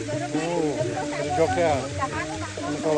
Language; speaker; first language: Indonesian; non-native, fluent; Dutch